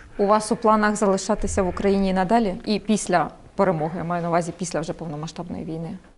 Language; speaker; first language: Ukrainian; native; Ukrainian